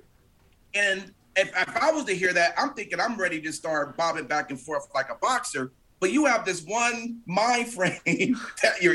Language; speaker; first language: English; native; English